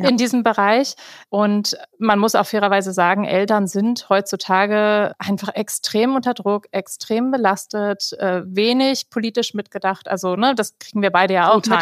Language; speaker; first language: German; native; German